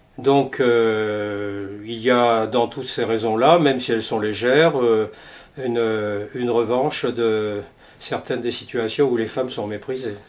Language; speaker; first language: French; native; French